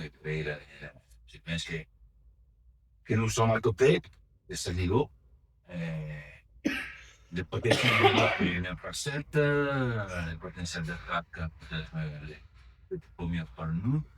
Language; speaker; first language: French; non-native, learner; Italian